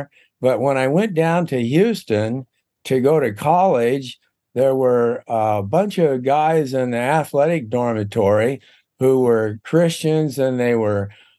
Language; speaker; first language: English; native; English